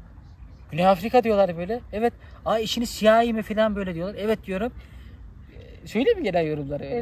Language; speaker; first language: Turkish; native; Turkish